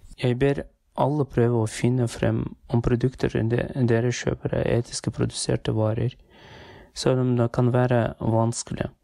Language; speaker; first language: Norwegian; non-native, fluent; Uyghur